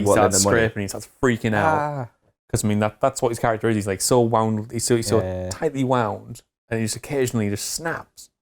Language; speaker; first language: English; native; English